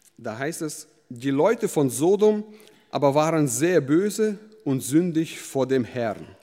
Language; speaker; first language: German; early bilingual, other home language; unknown